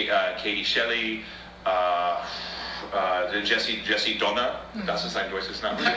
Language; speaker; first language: German; non-native, fluent; English